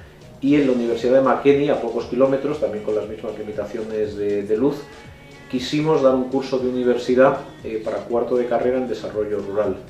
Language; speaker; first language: Spanish; native; Spanish